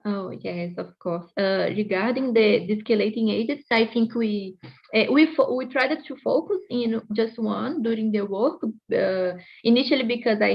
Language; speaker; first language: English; non-native, fluent; Portuguese